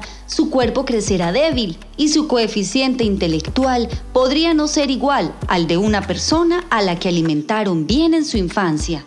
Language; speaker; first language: Spanish; native; Spanish